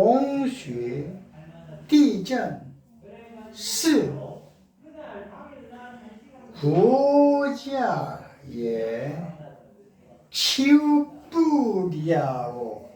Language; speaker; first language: Chinese; non-native, learner; Korean